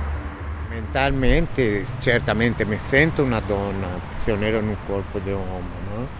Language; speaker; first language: Italian; non-native, fluent; Spanish